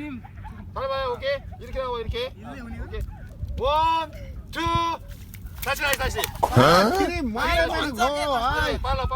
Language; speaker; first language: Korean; non-native, learner; Nepali